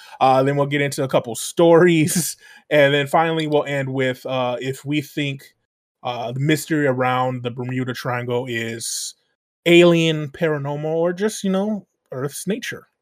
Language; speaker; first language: English; native; English